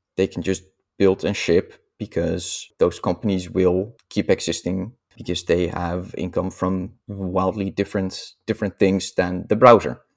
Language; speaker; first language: English; non-native, fluent; Dutch